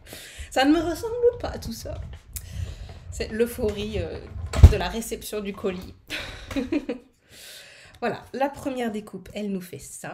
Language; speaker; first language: French; native; French